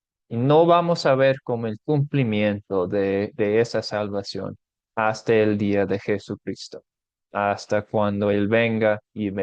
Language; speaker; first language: Spanish; non-native, fluent; English